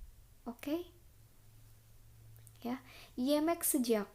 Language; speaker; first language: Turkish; non-native, fluent; Indonesian